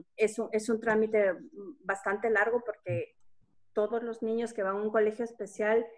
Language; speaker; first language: Spanish; native; Spanish